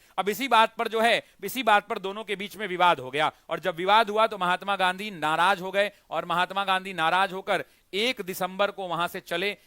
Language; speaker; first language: Hindi; native; Hindi